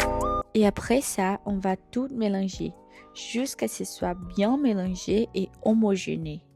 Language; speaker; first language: French; non-native, fluent; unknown